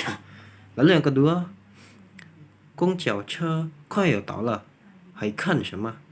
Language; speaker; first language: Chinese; non-native, learner; Indonesian